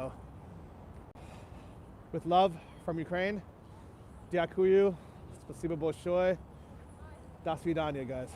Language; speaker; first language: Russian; non-native, learner; English